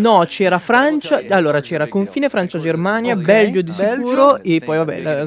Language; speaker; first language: Italian; native; Italian